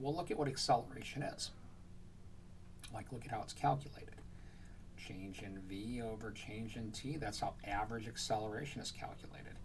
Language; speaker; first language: English; native; English